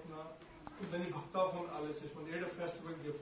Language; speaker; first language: German; non-native, learner; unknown